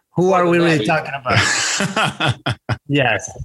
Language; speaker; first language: English; non-native, fluent; Spanish